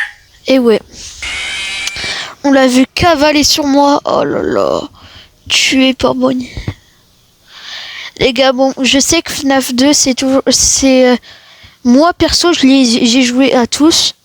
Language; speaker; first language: French; native; French